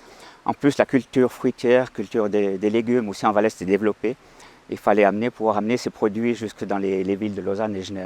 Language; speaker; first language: French; native; French